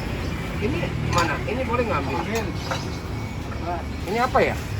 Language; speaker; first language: Indonesian; non-native, fluent; Japanese